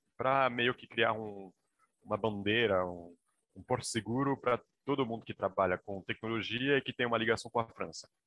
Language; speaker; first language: Portuguese; non-native, fluent; French